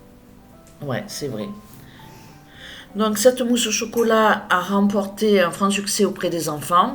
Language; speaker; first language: French; native; French